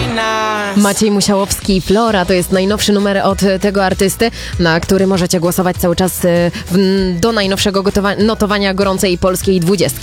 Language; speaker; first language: Polish; native; Polish